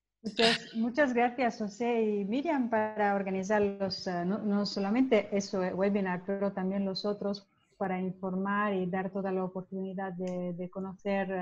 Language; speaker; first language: Spanish; non-native, learner; Italian